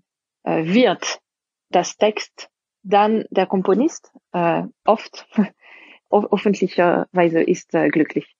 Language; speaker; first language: German; non-native, fluent; French